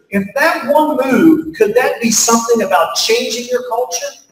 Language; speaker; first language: English; native; English